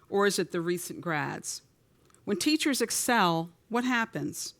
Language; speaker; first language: English; native; English